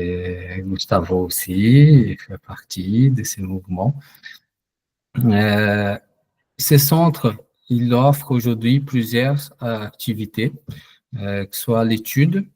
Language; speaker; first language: French; non-native, fluent; Portuguese